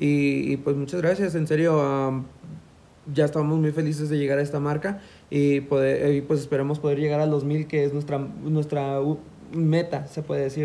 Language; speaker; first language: Spanish; native; Spanish